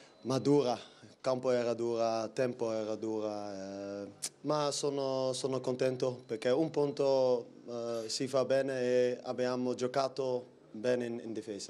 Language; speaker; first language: Italian; non-native, learner; Dutch